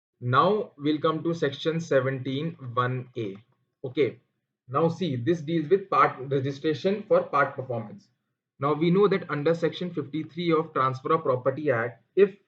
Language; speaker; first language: English; non-native, local second language; Hindi